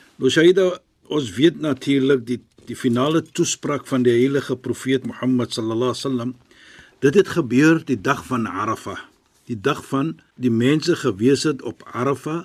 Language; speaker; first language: Afrikaans; non-native, fluent; Arabic